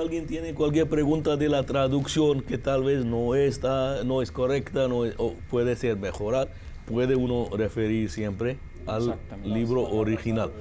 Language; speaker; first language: Spanish; non-native, fluent; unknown